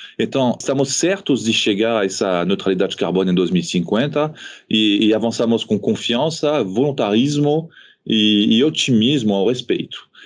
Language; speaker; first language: Portuguese; non-native, fluent; French